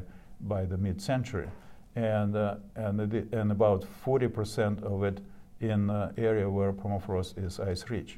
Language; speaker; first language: English; non-native, fluent; Russian